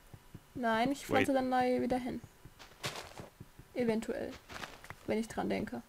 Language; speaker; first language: German; native; German